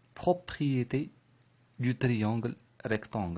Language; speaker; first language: French; non-native, local second language; Arabic